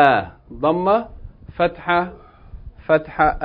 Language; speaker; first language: Arabic; non-native, fluent; English